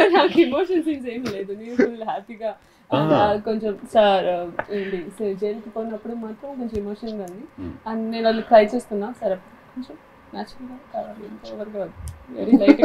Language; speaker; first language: Telugu; non-native, learner; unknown